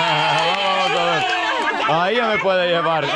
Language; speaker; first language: Spanish; non-native, learner; Finnish